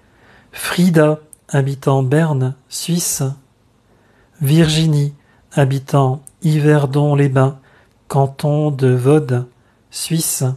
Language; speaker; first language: French; native; French